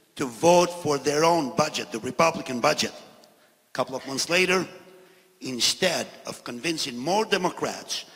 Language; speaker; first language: English; non-native, fluent; Albanian